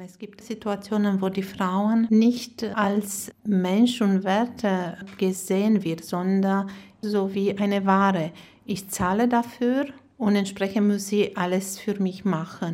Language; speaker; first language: German; non-native, fluent; Romanian